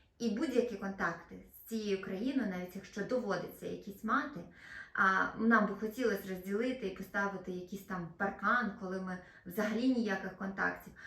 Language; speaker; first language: Ukrainian; non-native, local second language; Russian